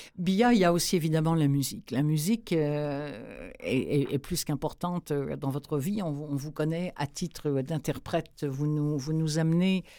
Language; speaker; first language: French; native; French